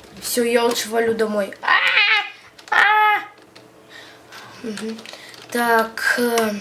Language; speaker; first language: Russian; native; Russian